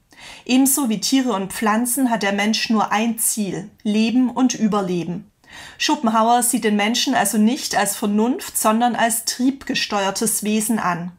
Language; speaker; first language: German; native; German